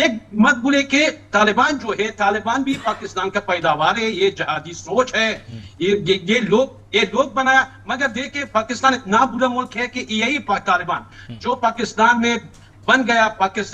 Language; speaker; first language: Hindi; non-native, learner; Pashto